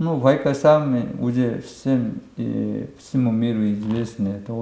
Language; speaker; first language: Russian; non-native, learner; Korean